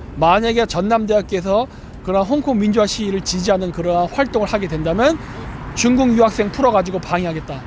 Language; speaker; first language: Korean; native; Korean